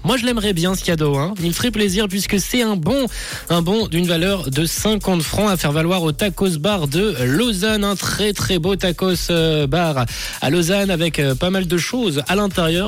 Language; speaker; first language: French; native; French